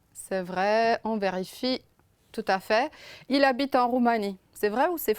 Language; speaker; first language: French; non-native, fluent; Romanian